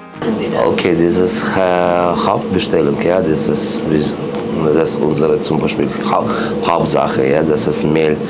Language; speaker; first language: German; non-native, learner; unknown